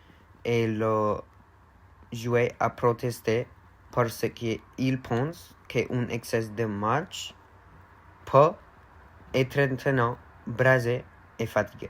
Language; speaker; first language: French; non-native, learner; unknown